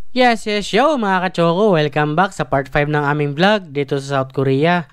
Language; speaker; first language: Filipino; native; Filipino